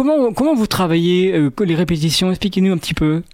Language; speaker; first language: French; native; French